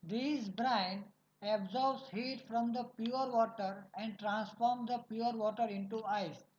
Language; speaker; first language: English; non-native, local second language; Gujarati